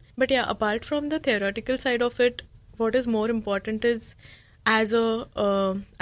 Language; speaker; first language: English; non-native, local second language; Marathi